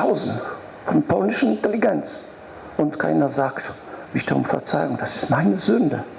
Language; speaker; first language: German; non-native, fluent; Polish